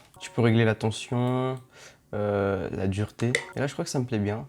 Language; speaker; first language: French; native; French